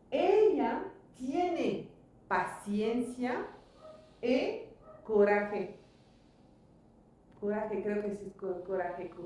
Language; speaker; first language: Spanish; non-native, fluent; French